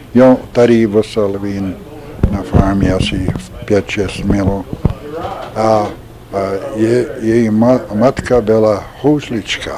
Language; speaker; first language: Czech; early bilingual, heritage; Czech